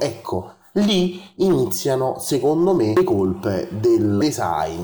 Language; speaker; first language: Italian; native; Italian